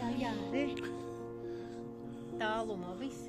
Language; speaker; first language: Latvian; non-native, local second language; Russian